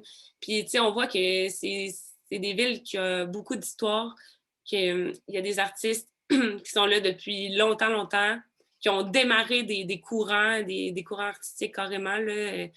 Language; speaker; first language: French; native; French